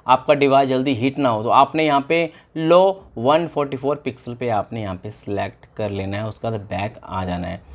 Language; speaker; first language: Hindi; native; Hindi